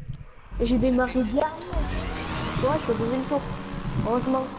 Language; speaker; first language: French; native; French